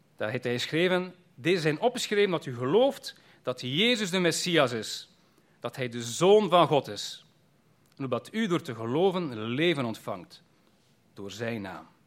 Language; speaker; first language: Dutch; native; Dutch